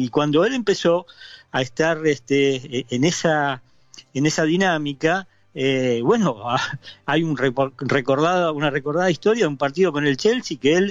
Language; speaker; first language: Spanish; native; Spanish